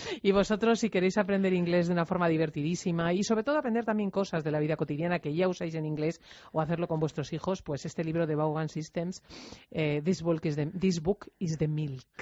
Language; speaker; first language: Spanish; native; Spanish